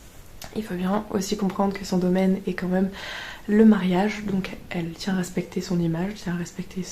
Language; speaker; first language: French; native; French